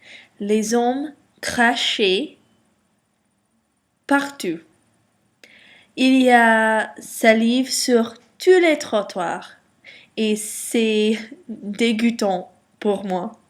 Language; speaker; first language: French; non-native, learner; English